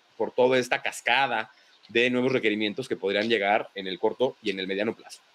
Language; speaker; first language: Spanish; native; Spanish